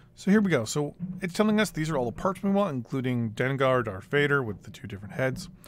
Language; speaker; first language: English; native; English